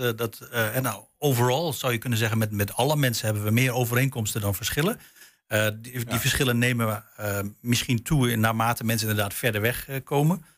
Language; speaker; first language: Dutch; native; Dutch